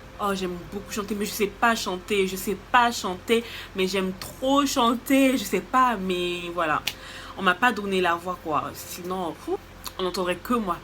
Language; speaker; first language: French; native; French